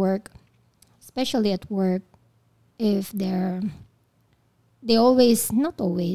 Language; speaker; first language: English; non-native, local second language; Filipino